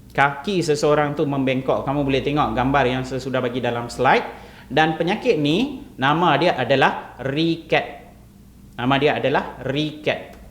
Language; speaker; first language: Malay; non-native, local second language; Tamil